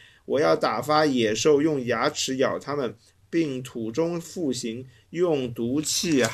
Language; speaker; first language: Chinese; native; Chinese